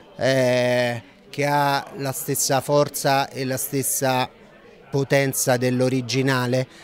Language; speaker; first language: Italian; native; Italian